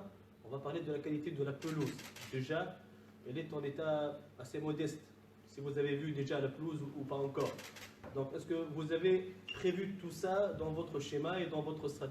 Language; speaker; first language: French; non-native, local second language; Arabic